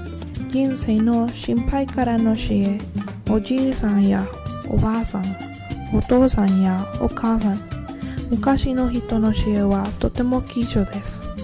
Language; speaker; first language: Japanese; non-native, learner; Spanish